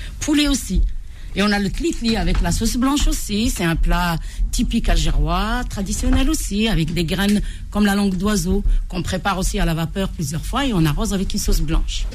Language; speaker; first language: French; non-native, local second language; Arabic